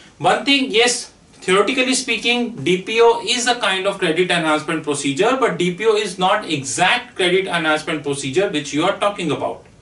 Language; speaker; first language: English; non-native, local second language; Hindi